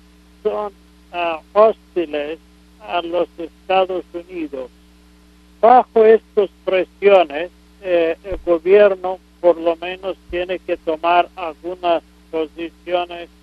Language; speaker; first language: Spanish; non-native, fluent; English